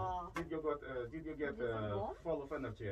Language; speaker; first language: English; non-native, learner; Russian